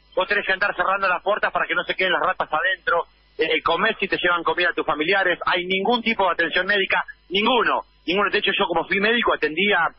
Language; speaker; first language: Spanish; native; Spanish